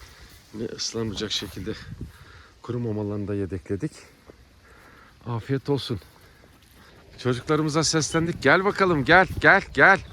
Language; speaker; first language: Turkish; native; Turkish